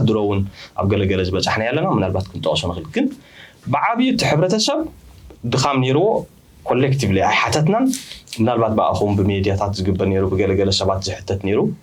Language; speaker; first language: Tigrinya; early bilingual, heritage; Tigrinya